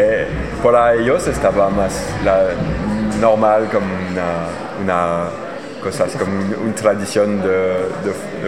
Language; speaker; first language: Spanish; non-native, learner; French